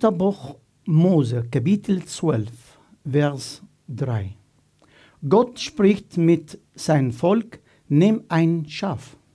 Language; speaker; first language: German; non-native, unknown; Arabic